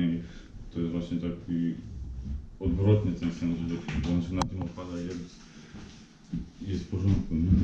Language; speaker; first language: Polish; early bilingual, heritage; Polish